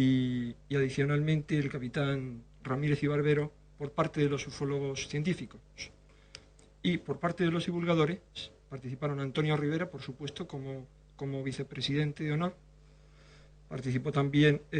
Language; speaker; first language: Spanish; native; Spanish